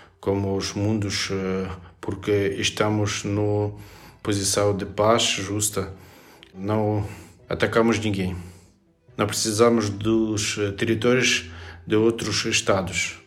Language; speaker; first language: Portuguese; non-native, learner; Ukrainian